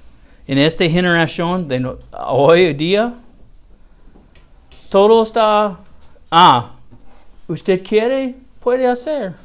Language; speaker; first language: Spanish; non-native, learner; English